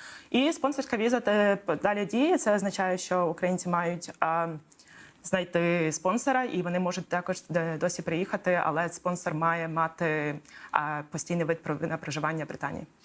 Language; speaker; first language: Ukrainian; native; Ukrainian